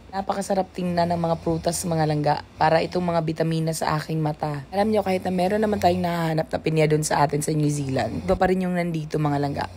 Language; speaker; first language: Filipino; non-native, local second language; Cebuano